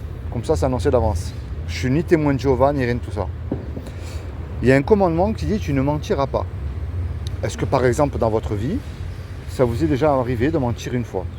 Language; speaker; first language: French; native; French